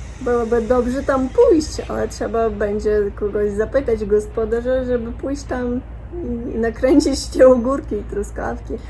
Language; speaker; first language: Polish; non-native, learner; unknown